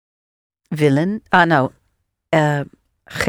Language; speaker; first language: Dutch; non-native, learner; English